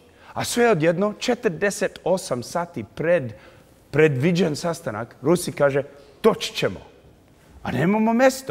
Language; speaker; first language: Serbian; early bilingual, heritage; English